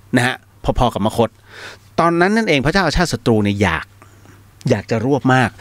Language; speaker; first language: Thai; native; Thai